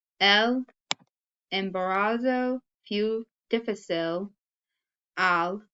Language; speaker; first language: Spanish; non-native, learner; English